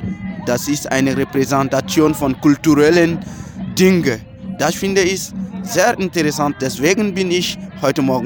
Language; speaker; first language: German; non-native, fluent; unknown